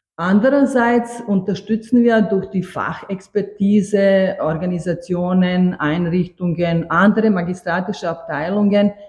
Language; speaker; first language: German; non-native, fluent; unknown